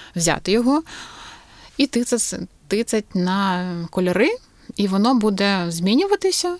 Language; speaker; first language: Ukrainian; non-native, local second language; Russian